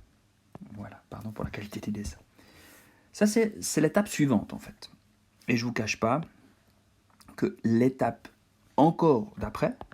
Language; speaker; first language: French; native; French